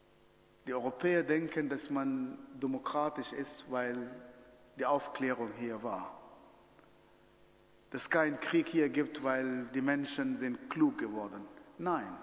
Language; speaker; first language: German; non-native, fluent; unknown